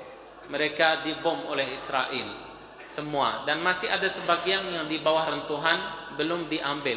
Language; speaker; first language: Indonesian; non-native, fluent; Arabic